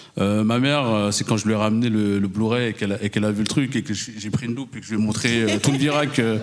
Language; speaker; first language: French; early bilingual, other home language; Khmer